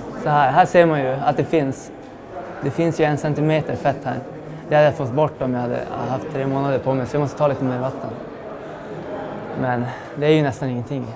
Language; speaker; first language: Swedish; native; Swedish